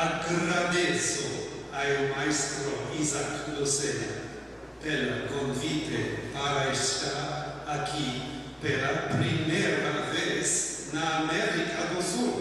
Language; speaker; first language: Portuguese; non-native, learner; English